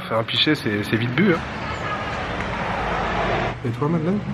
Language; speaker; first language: French; native; French